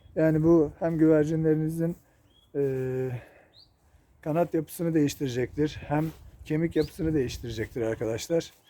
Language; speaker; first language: Turkish; native; Turkish